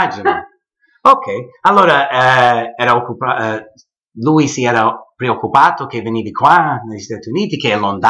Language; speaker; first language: Italian; early bilingual, heritage; English